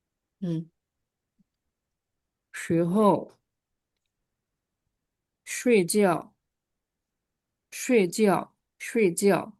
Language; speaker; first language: Chinese; non-native, fluent; Bangla